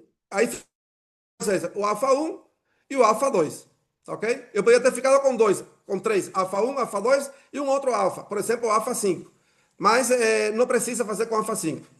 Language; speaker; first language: Portuguese; non-native, fluent; Spanish